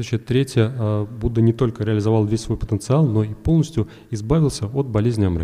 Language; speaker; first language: Russian; native; Russian